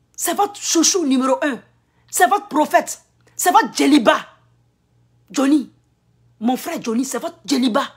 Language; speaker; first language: French; non-native, local second language; Akan